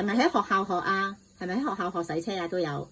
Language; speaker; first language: Cantonese; native; Cantonese